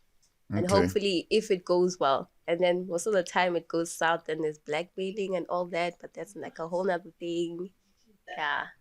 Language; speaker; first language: English; non-native, local second language; Swati